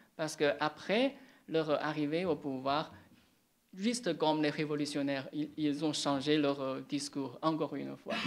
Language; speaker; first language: French; non-native, fluent; Chinese